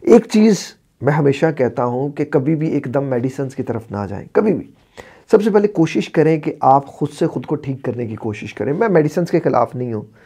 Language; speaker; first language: Urdu; native; Urdu